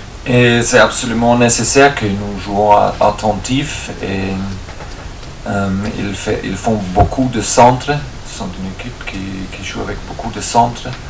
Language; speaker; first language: French; non-native, fluent; German